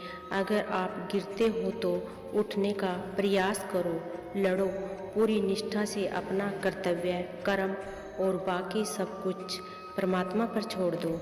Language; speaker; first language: Hindi; native; Hindi